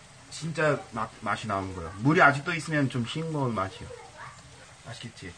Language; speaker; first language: Korean; non-native, fluent; English